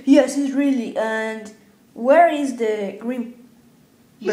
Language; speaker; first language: English; non-native, learner; Spanish